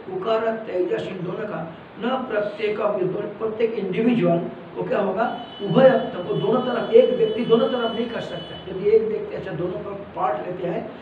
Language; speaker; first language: Hindi; non-native, local second language; Malayalam